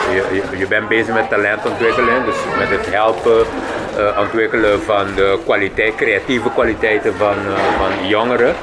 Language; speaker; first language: Dutch; non-native, local second language; Papiamento